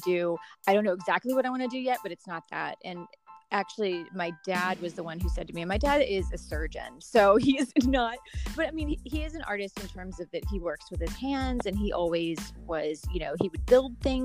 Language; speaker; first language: English; native; English